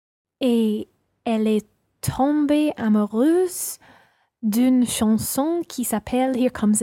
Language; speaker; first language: French; non-native, learner; English